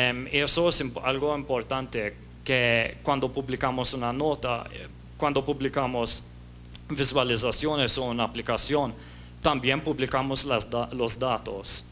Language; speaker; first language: Spanish; non-native, fluent; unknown